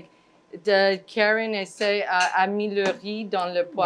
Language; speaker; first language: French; non-native, fluent; English